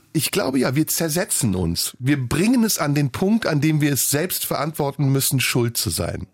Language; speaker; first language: German; early bilingual, other home language; Turkish